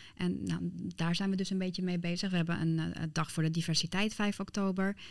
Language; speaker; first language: Dutch; early bilingual, other home language; Persian